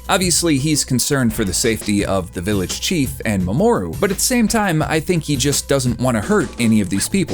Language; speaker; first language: English; native; English